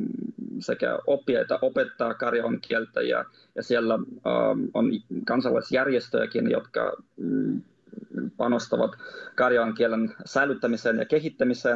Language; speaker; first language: Finnish; non-native, fluent; Russian